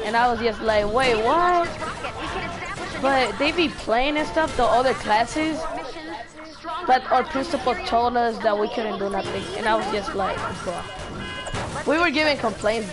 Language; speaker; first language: English; early bilingual, other home language; Spanish